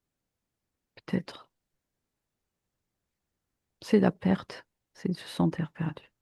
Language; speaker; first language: French; native; French